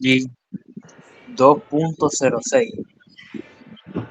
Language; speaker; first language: Spanish; native; Spanish